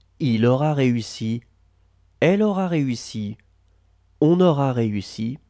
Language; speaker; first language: French; native; French